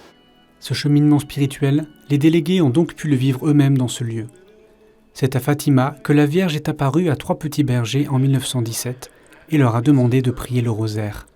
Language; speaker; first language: French; native; French